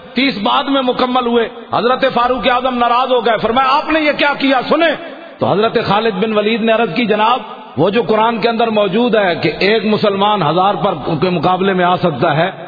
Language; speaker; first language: Urdu; native; Urdu